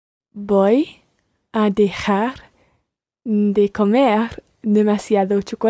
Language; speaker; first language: Spanish; non-native, learner; English